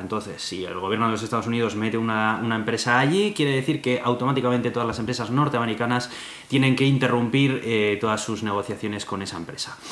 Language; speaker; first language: Spanish; native; Spanish